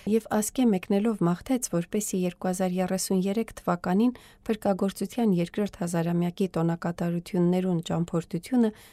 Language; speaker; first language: Armenian; native; Armenian